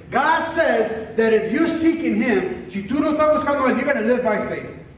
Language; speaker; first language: English; early bilingual, other home language; Spanish